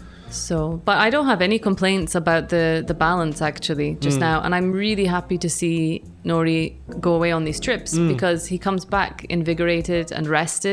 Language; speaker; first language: English; native; English